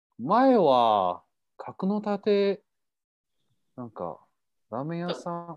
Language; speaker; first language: Japanese; non-native, learner; Chinese